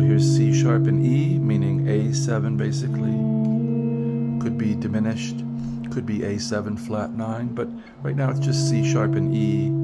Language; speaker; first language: English; native; English